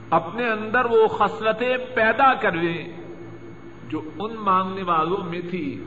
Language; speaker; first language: Urdu; native; Urdu